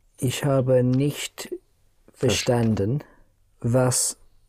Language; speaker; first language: German; non-native, learner; English